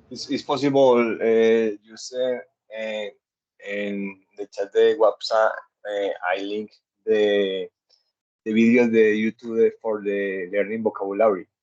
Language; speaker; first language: English; non-native, learner; Spanish